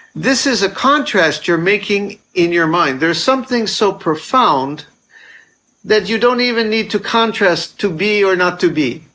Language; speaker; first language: English; native; English